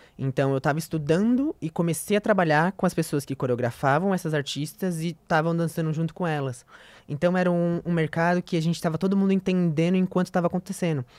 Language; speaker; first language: Portuguese; native; Portuguese